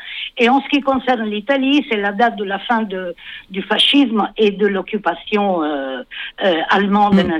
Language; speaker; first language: French; non-native, fluent; Italian